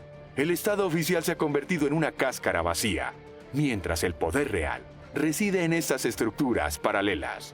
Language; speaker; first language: Spanish; native; Spanish